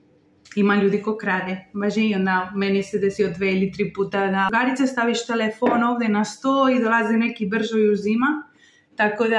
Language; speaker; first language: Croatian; non-native, learner; Spanish